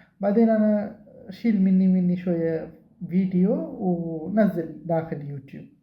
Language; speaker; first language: Arabic; non-native, learner; Bangla